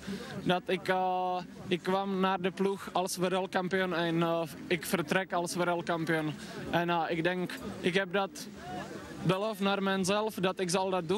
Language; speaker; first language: Dutch; non-native, fluent; Czech